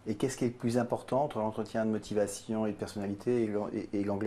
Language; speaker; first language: French; native; French